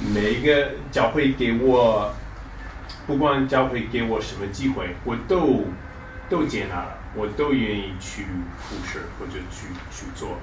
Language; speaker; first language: Chinese; non-native, fluent; English